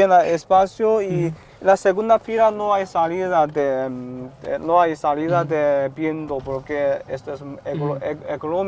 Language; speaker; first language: Spanish; non-native, learner; Chinese